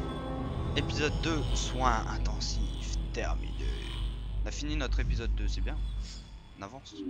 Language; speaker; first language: French; native; French